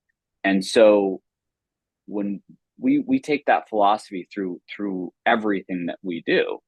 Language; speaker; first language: English; native; English